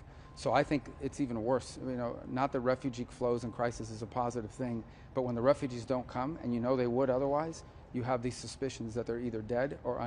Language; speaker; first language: English; native; English